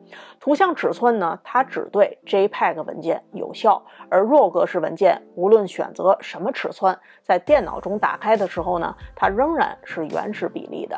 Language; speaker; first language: Chinese; native; Chinese